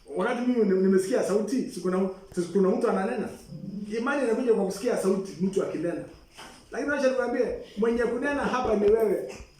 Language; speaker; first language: Swahili; non-native, local second language; Masai